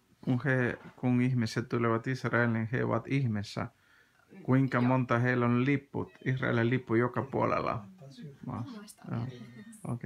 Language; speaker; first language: Finnish; non-native, learner; Spanish